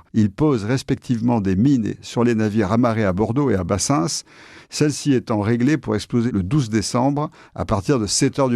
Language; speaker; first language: French; native; French